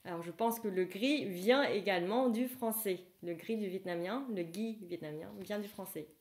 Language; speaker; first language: French; non-native, fluent; Vietnamese